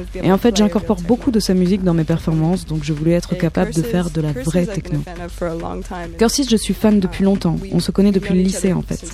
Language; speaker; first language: French; non-native, fluent; English